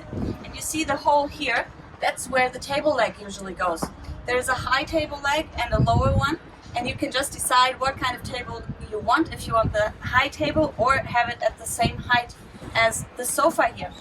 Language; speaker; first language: English; non-native, fluent; German